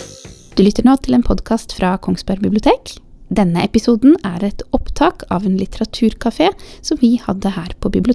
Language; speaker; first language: Norwegian; native; Norwegian